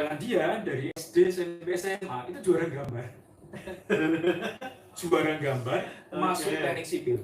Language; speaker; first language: Indonesian; native; Indonesian